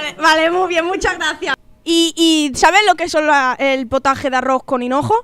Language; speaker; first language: Spanish; native; Spanish